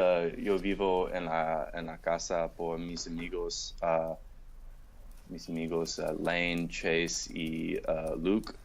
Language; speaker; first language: Spanish; non-native, learner; English